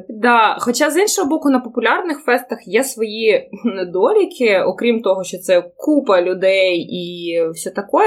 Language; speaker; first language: Ukrainian; non-native, local second language; Russian